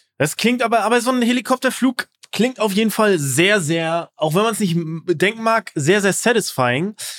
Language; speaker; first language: German; native; German